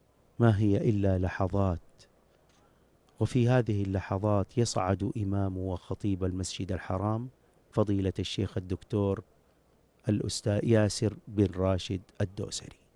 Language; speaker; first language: Arabic; native; Arabic